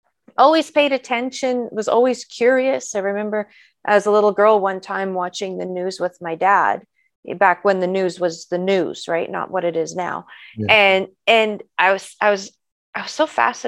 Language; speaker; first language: English; native; English